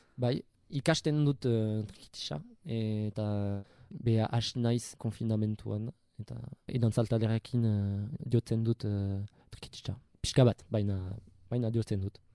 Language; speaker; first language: Basque; non-native, local second language; French